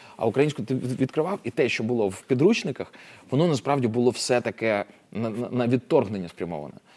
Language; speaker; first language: Ukrainian; non-native, local second language; Russian